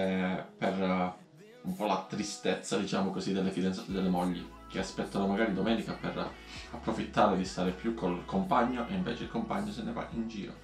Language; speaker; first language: Italian; native; Italian